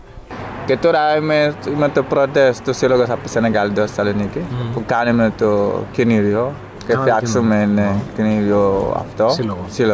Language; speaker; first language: Greek; non-native, learner; Wolof